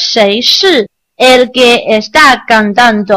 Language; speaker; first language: Spanish; non-native, learner; Chinese